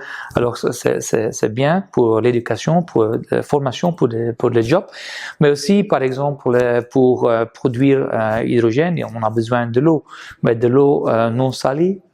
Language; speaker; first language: French; non-native, local second language; Dutch